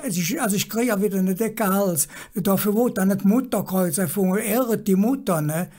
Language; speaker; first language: German; native; German